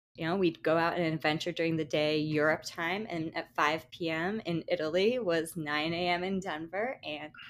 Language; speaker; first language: English; native; English